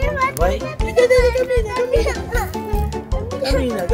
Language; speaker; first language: Italian; non-native, learner; Filipino